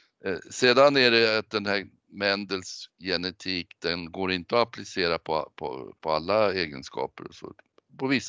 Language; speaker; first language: Swedish; native; Swedish